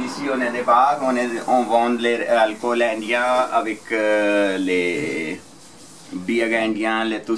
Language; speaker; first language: French; non-native, learner; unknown